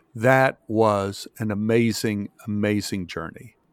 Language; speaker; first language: English; native; English